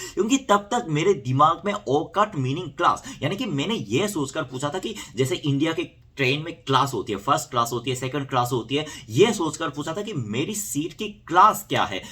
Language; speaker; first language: Hindi; non-native, fluent; Korean